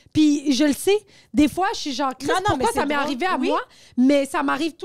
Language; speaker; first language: French; native; French